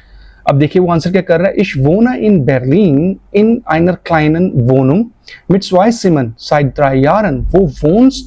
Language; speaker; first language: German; non-native, fluent; Hindi